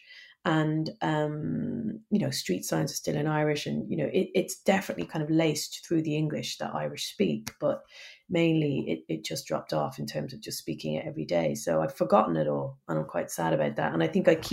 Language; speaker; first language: English; native; English